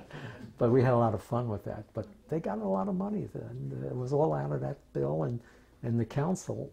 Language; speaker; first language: English; native; English